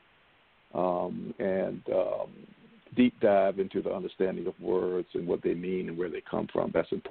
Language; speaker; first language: English; native; English